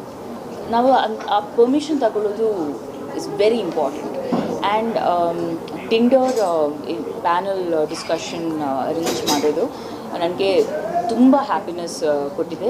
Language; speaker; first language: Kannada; non-native, fluent; Malayalam